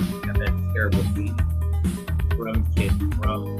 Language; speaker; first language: English; native; English